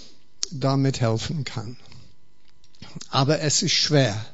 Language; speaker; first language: German; non-native, fluent; English